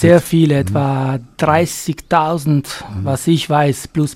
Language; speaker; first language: German; non-native, fluent; Albanian